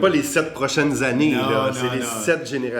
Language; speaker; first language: French; native; French